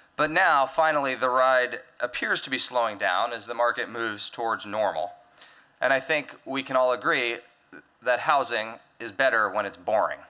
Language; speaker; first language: English; native; English